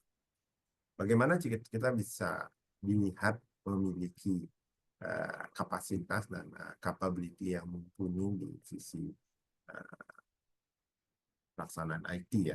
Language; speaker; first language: Indonesian; native; Indonesian